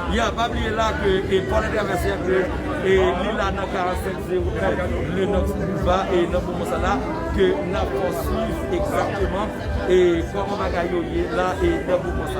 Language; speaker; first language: French; non-native, local second language; Haitian Creole